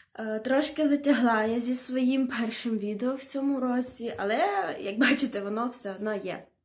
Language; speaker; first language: Ukrainian; non-native, local second language; Russian